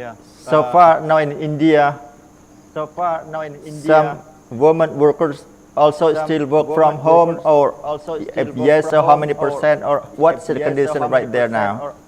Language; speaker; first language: English; non-native, learner; Indonesian